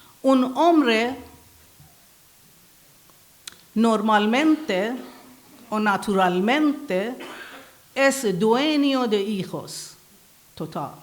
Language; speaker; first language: Spanish; non-native, learner; Persian